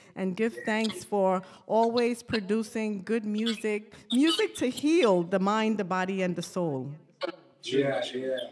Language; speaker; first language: English; native; English